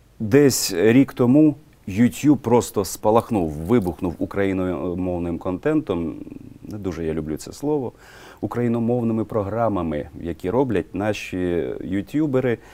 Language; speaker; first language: Ukrainian; non-native, local second language; Russian